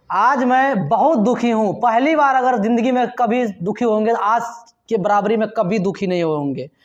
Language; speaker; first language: Hindi; native; Hindi